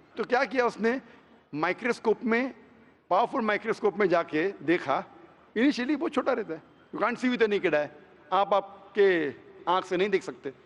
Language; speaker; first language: Hindi; non-native, local second language; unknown